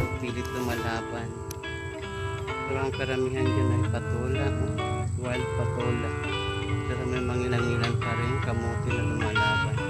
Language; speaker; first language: Filipino; non-native, local second language; Waray